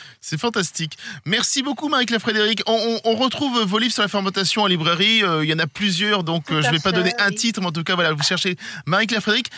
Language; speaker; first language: French; native; French